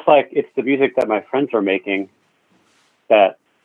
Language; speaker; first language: English; native; English